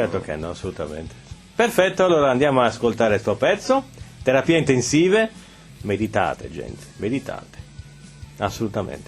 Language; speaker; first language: Italian; native; Italian